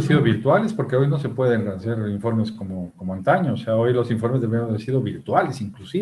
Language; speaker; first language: Spanish; native; Spanish